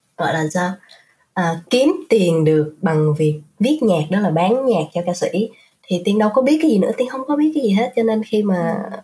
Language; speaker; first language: Vietnamese; native; Vietnamese